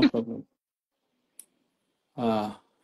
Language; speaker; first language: English; non-native, learner; Bangla